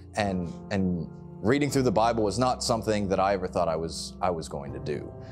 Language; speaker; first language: English; native; English